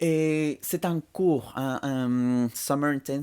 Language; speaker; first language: French; non-native, fluent; Spanish